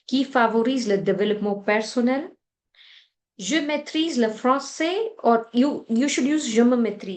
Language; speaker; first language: French; non-native, fluent; Hindi